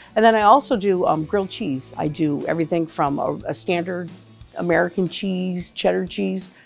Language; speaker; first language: English; native; English